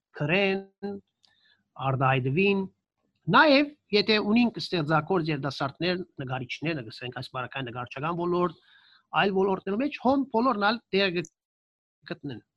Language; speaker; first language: Armenian; early bilingual, heritage; Armenian